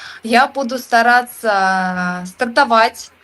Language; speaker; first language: Russian; native; Russian